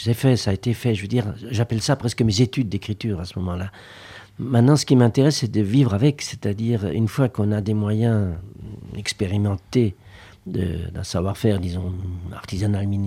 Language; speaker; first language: French; native; French